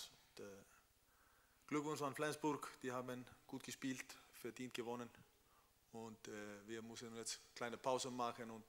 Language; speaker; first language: German; non-native, fluent; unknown